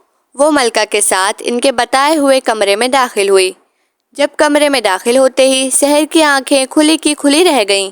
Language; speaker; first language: Urdu; native; Urdu